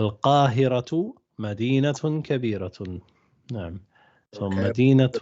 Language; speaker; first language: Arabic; non-native, fluent; English